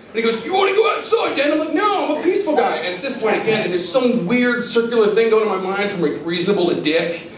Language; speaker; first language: English; native; English